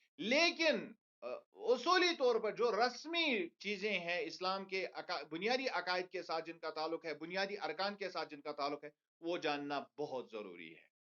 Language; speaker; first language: Urdu; non-native, local second language; Kashmiri